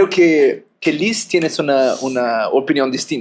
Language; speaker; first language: Spanish; non-native, fluent; Portuguese